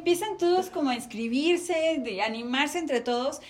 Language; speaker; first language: Spanish; native; Spanish